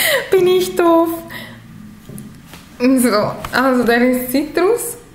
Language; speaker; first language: German; non-native, fluent; Italian